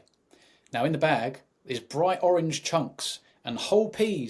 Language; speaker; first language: English; native; English